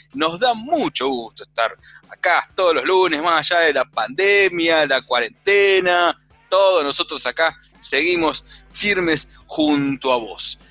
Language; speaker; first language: Spanish; native; Spanish